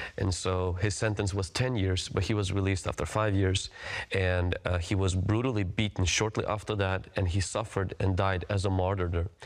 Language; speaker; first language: English; early bilingual, other home language; Russian